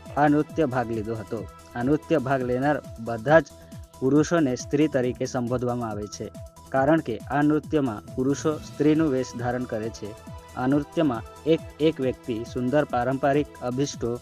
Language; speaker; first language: Gujarati; non-native, local second language; Bhili